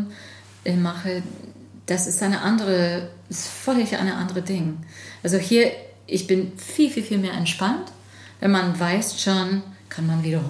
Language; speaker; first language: German; non-native, fluent; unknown